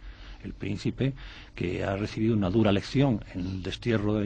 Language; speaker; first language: Spanish; native; Spanish